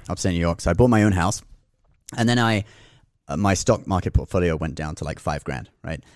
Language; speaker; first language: English; native; English